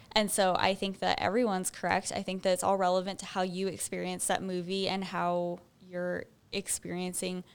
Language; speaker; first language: English; native; English